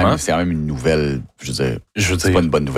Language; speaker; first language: French; native; French